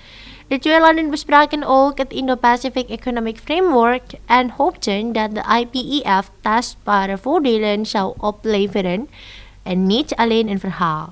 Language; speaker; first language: Dutch; non-native, fluent; Indonesian